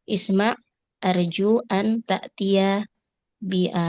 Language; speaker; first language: Indonesian; native; Indonesian